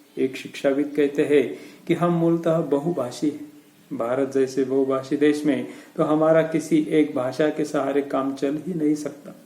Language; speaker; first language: Hindi; non-native, local second language; Marathi